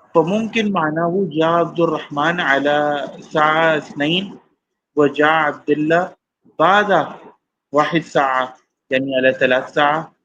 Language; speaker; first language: Arabic; non-native, fluent; Urdu